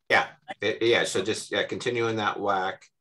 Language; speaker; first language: English; native; English